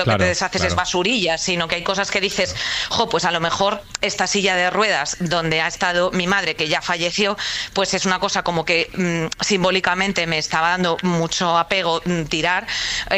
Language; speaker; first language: Spanish; native; Spanish